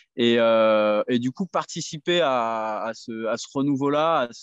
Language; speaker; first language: French; native; French